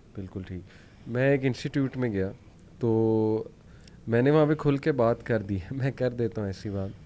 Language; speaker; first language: Urdu; native; Urdu